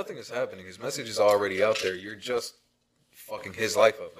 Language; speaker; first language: English; early bilingual, other home language; Spanish